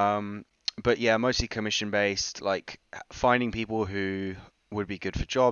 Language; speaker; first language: English; native; English